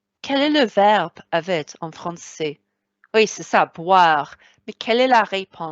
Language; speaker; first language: French; non-native, fluent; Welsh